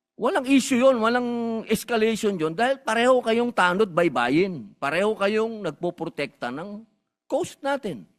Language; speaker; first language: Filipino; native; Filipino